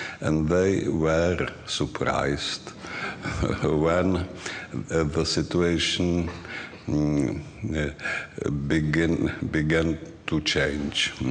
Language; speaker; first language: English; non-native, learner; Czech